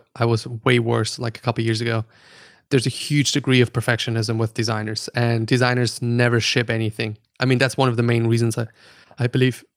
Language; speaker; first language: English; non-native, fluent; German